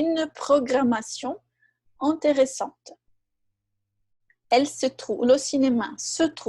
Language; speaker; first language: French; non-native, fluent; Portuguese